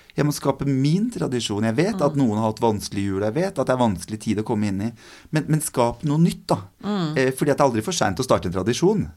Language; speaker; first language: Norwegian; native; Norwegian